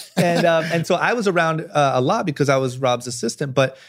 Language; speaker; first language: English; native; English